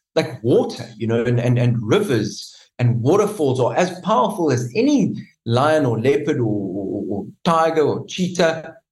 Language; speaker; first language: English; native; English